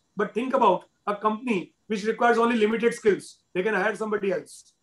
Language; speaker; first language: English; non-native, local second language; Gujarati